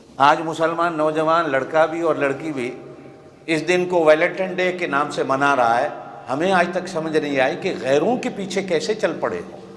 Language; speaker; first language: Urdu; non-native, local second language; Punjabi